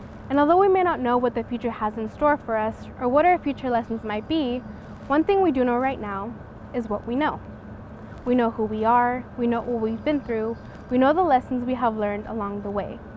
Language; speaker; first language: English; early bilingual, other home language; Spanish